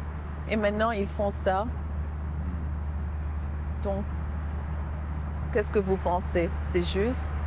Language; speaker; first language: French; non-native, local second language; Arabic